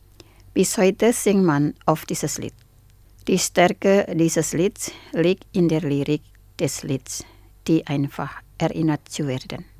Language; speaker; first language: German; non-native, fluent; Indonesian